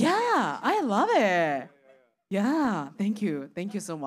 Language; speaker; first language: English; non-native, learner; Japanese